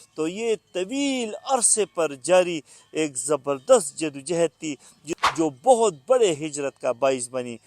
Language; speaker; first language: Urdu; non-native, local second language; Pashto